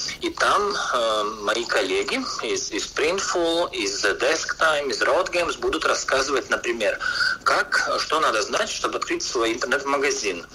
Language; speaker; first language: Russian; non-native, local second language; Latvian